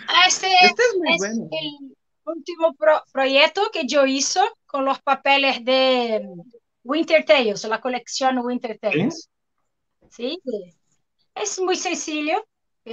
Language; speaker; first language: Spanish; non-native, learner; Portuguese